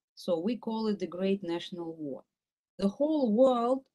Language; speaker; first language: English; non-native, fluent; Russian